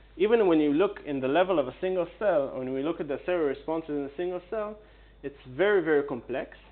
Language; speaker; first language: English; non-native, fluent; Hebrew